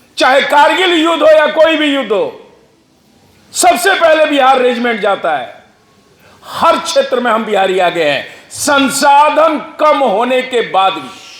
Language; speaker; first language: Hindi; non-native, local second language; Bhojpuri